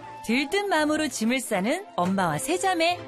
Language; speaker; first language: Korean; native; Korean